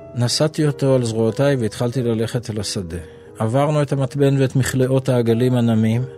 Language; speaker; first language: Hebrew; native; Hebrew